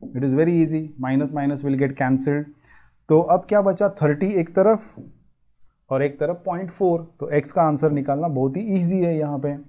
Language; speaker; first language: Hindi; non-native, local second language; Marathi